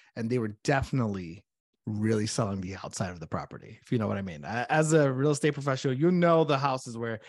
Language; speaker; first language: English; native; English